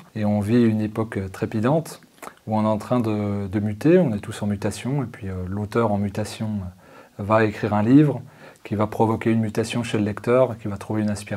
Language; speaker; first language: French; native; French